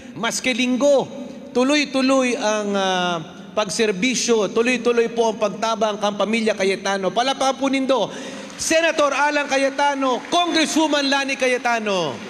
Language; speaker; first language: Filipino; non-native, local second language; Bikol